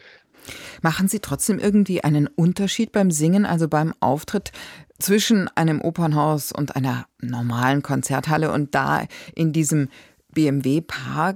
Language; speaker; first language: German; native; German